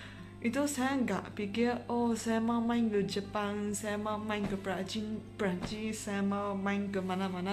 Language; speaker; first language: Indonesian; non-native, fluent; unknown